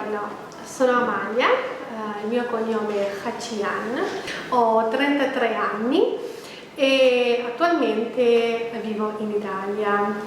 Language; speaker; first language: Italian; non-native, fluent; Albanian